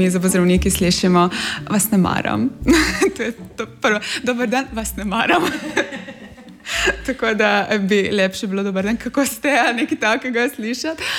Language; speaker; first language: Slovenian; non-native, fluent; Hungarian